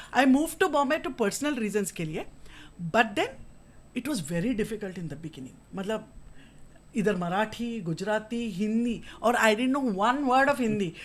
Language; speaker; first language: Hindi; non-native, local second language; Kannada